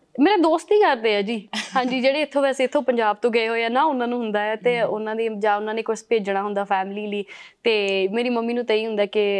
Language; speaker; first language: Punjabi; early bilingual, heritage; Punjabi